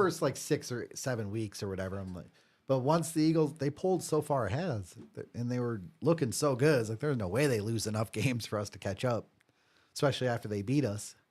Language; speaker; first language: English; native; English